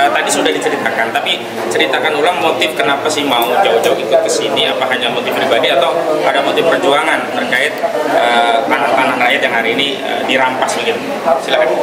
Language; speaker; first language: Indonesian; native; Indonesian